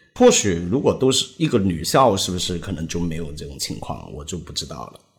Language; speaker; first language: Chinese; non-native, local second language; Cantonese